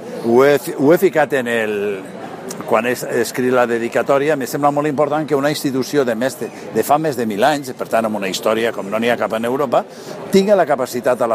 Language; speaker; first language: Catalan; native; Catalan